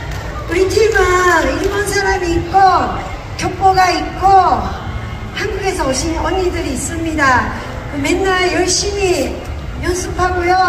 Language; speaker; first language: Korean; early bilingual, heritage; Japanese